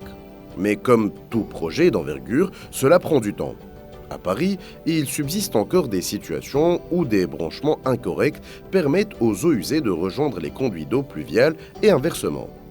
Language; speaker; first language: French; native; French